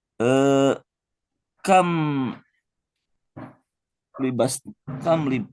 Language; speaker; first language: Arabic; non-native, learner; Indonesian